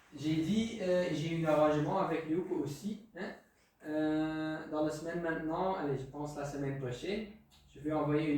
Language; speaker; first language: French; non-native, local second language; Dutch